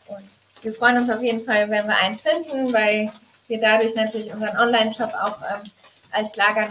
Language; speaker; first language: German; native; German